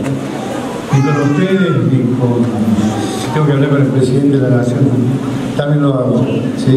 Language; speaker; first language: Spanish; native; Spanish